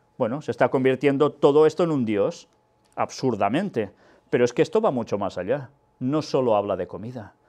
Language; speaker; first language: Spanish; non-native, local second language; Catalan